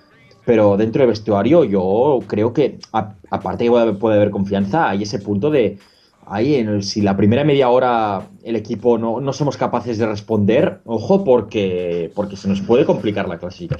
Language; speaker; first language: Spanish; native; Spanish